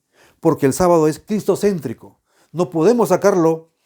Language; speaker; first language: Spanish; native; Spanish